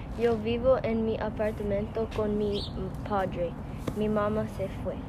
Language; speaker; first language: Spanish; non-native, learner; English